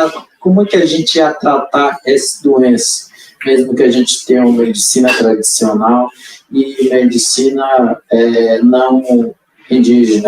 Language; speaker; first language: Portuguese; non-native, local second language; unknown